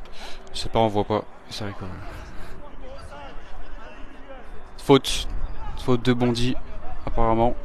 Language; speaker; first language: French; native; French